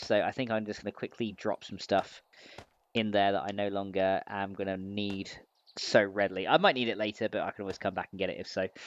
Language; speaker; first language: English; native; English